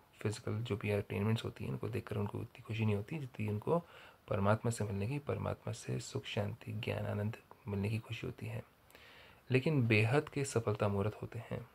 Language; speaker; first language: Hindi; native; Hindi